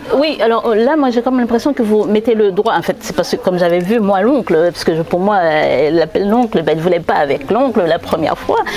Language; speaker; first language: French; non-native, local second language; Haitian Creole